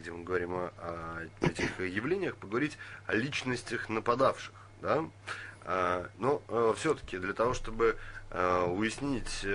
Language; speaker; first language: Russian; native; Russian